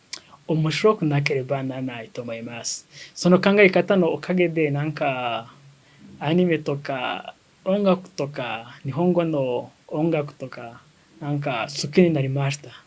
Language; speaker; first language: Japanese; non-native, learner; Kinyarwanda